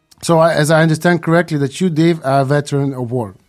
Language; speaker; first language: English; non-native, fluent; Ukrainian